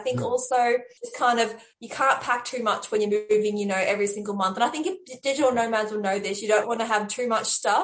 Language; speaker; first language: English; native; English